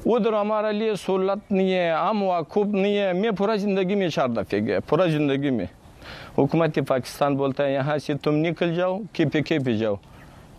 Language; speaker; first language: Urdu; non-native, local second language; Pashto